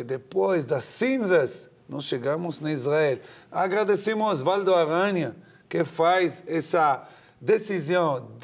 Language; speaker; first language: Portuguese; non-native, learner; Hebrew